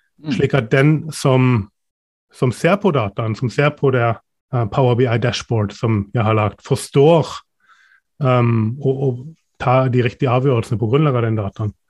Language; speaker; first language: Norwegian; non-native, fluent; German